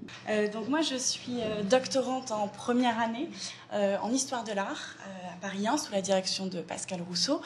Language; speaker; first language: French; native; French